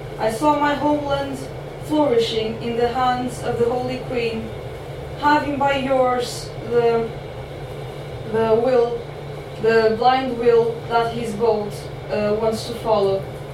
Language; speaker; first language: English; non-native, fluent; Portuguese